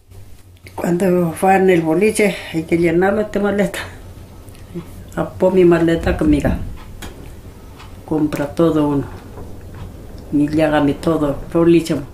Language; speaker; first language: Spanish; non-native, local second language; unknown